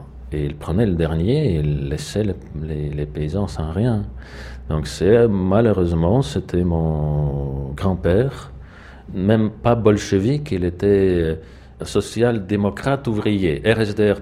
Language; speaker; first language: French; non-native, fluent; Russian